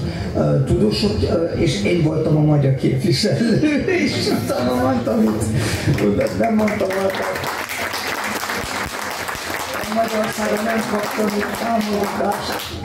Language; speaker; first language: Hungarian; non-native, fluent; German